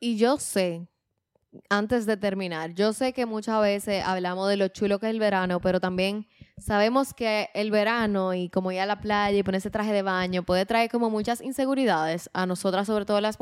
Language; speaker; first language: Spanish; native; Spanish